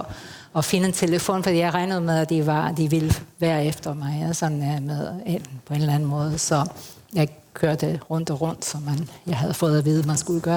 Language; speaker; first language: Danish; non-native, fluent; Spanish